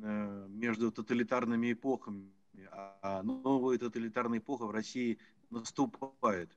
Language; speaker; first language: Russian; native; Russian